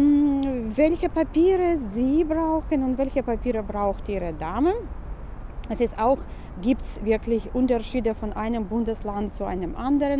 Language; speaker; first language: German; non-native, fluent; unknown